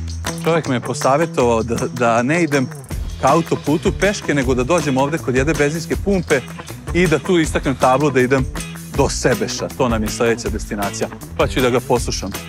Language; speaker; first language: Serbian; native; Serbian